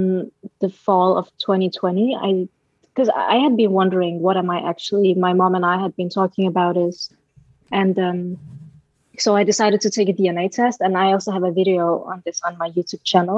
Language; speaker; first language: English; non-native, fluent; Danish